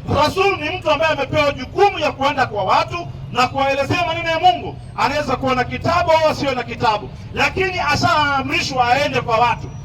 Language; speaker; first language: Swahili; non-native, local second language; Somali